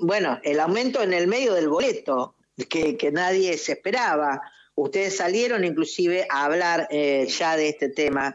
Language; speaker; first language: Spanish; native; Spanish